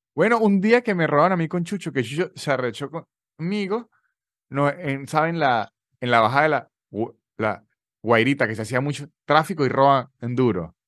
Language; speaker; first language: Spanish; native; Spanish